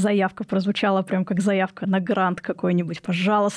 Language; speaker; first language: Russian; native; Russian